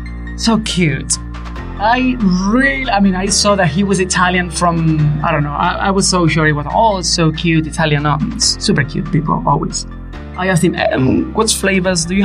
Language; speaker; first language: English; non-native, fluent; Spanish